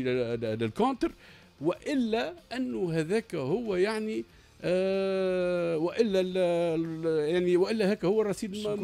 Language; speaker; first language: Arabic; native; Arabic